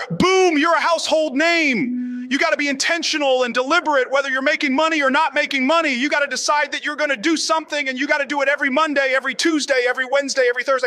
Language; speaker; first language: English; native; English